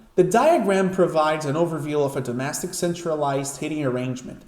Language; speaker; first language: English; non-native, fluent; Portuguese